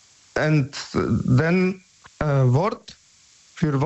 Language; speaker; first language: German; non-native, learner; Polish